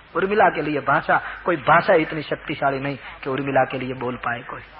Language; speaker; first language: Hindi; non-native, local second language; Gujarati